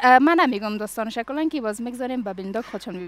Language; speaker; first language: Persian; native; Persian